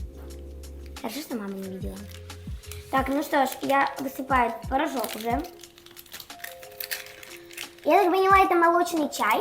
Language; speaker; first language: Russian; native; Russian